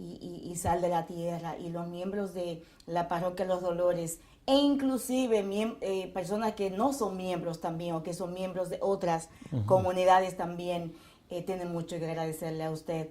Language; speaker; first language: Spanish; native; Spanish